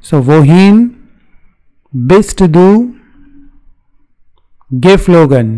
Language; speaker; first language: German; non-native, fluent; Hindi